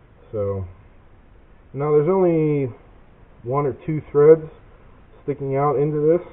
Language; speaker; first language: English; native; English